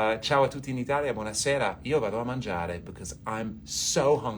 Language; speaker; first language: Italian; non-native, fluent; English